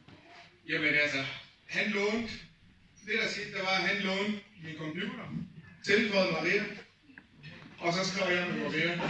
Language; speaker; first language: Danish; early bilingual, other home language; Vietnamese